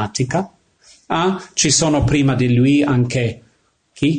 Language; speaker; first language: Italian; non-native, fluent; English